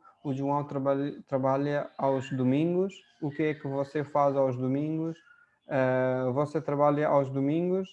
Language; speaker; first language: Portuguese; non-native, fluent; Hindi